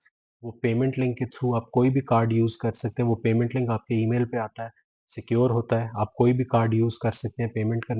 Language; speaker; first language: Hindi; non-native, local second language; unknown